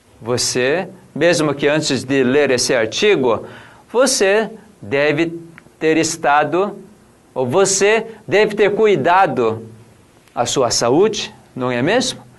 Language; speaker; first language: Portuguese; non-native, fluent; Korean